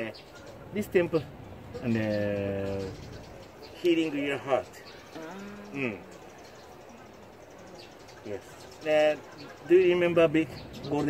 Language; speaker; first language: English; non-native, learner; Japanese